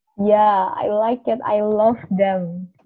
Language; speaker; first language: English; non-native, learner; Indonesian